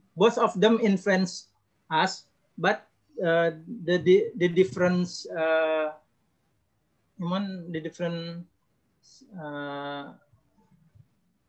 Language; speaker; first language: English; non-native, learner; Indonesian